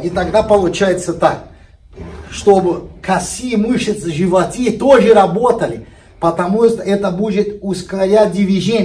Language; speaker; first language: Russian; non-native, learner; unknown